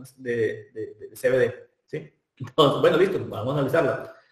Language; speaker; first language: Spanish; native; Spanish